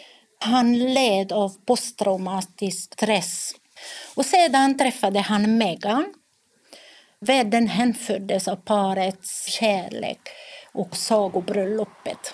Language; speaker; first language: Swedish; non-native, fluent; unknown